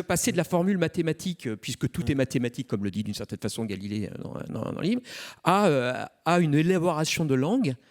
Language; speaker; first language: French; native; French